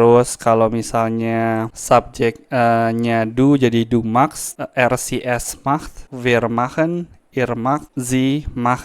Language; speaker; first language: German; non-native, fluent; Indonesian